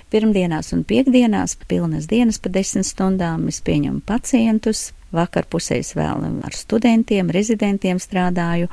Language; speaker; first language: Latvian; non-native, local second language; Russian